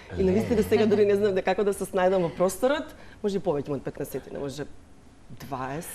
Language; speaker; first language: Macedonian; native; Macedonian